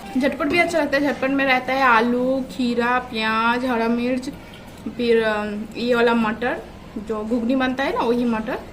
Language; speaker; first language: Hindi; non-native, local second language; Bangla